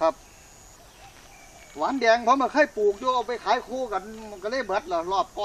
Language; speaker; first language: Thai; non-native, local second language; Northeastern Thai